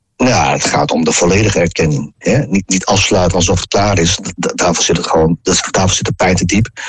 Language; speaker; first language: Dutch; native; Dutch